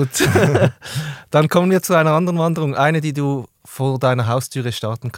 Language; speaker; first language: German; native; German